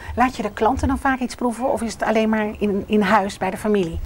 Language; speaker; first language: Dutch; native; Dutch